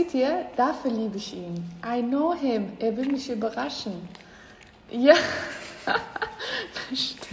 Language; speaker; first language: German; non-native, fluent; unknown